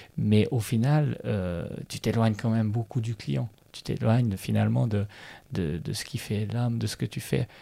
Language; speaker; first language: French; native; French